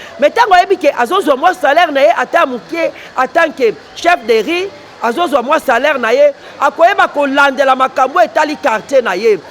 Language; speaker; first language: Lingala; native; Lingala